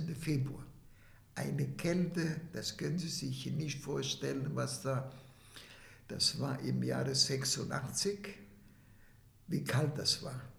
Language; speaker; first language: German; non-native, fluent; Italian